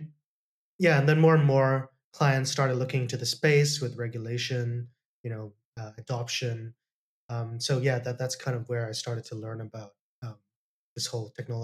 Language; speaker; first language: English; non-native, local second language; Cantonese